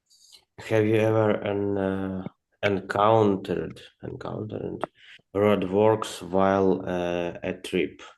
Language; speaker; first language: English; non-native, learner; Ukrainian